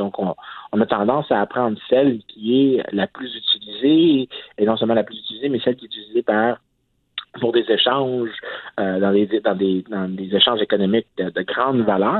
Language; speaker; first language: French; native; French